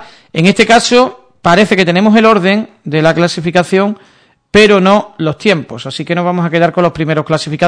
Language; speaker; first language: Spanish; native; Spanish